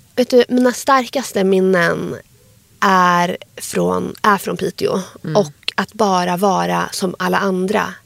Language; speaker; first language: Swedish; early bilingual, other home language; Arabic